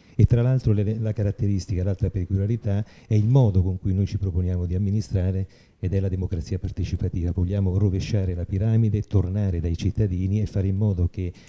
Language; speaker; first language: Italian; native; Italian